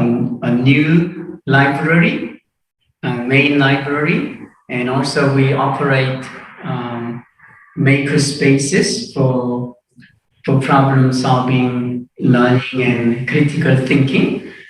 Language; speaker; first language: English; non-native, fluent; Korean